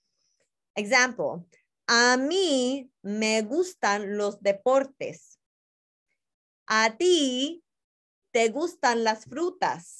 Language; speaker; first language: Spanish; non-native, fluent; English